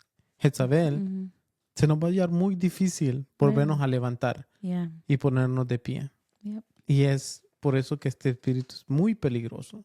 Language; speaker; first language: Spanish; early bilingual, heritage; Spanish